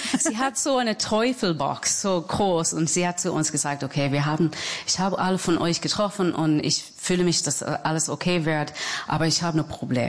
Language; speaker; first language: German; non-native, fluent; English